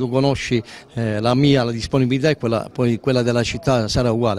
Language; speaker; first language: Italian; native; Italian